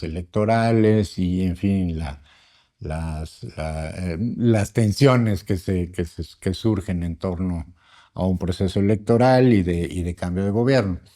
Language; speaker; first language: Spanish; native; Spanish